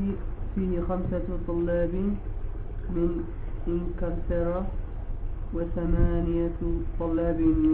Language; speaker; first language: Arabic; non-native, learner; French